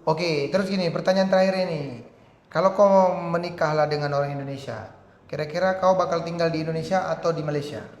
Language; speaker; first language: Indonesian; native; Indonesian